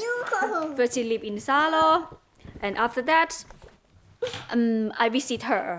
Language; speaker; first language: English; non-native, learner; Thai